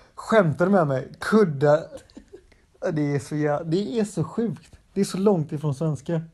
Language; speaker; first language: Swedish; native; Swedish